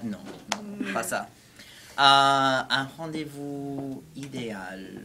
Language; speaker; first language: French; non-native, fluent; English